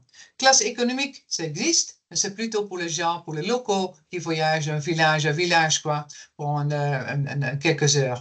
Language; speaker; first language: French; non-native, fluent; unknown